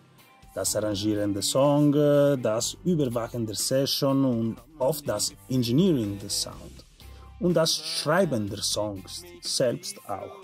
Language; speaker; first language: German; non-native, learner; Italian